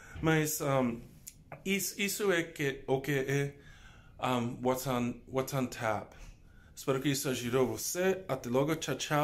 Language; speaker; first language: Portuguese; non-native, learner; English